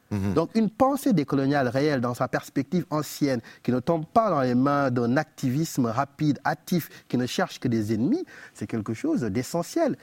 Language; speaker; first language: French; non-native, local second language; Wolof